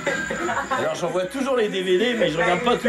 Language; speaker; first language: French; native; French